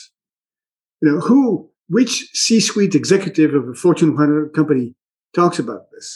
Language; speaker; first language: English; native; English